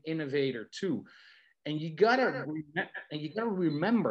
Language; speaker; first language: English; non-native, fluent; Dutch